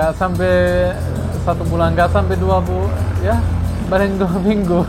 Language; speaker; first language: Indonesian; non-native, fluent; Arabic